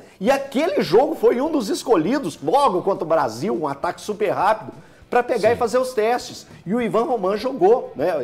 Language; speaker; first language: Portuguese; native; Portuguese